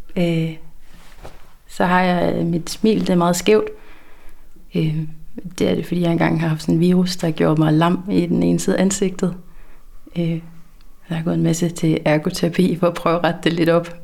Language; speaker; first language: Danish; native; Danish